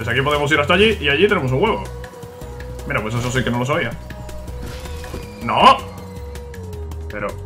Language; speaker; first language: Spanish; native; Spanish